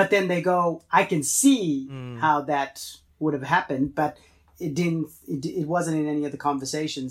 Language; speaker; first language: English; non-native, fluent; Tamil